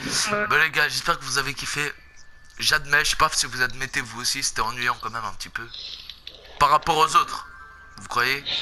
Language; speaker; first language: French; native; French